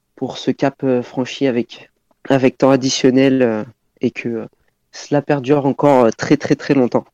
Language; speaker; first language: French; native; French